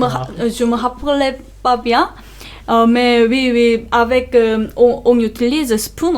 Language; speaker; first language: French; non-native, learner; Korean